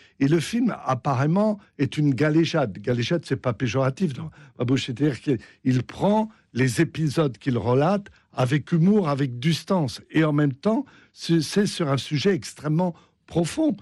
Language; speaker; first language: French; native; French